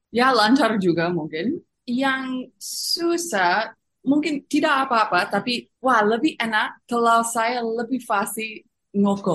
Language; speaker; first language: Indonesian; non-native, fluent; English